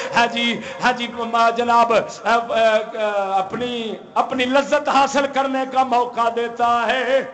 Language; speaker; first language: Urdu; non-native, local second language; Punjabi